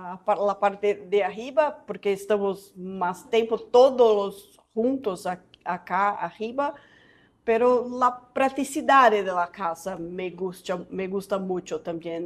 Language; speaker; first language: Spanish; non-native, fluent; Portuguese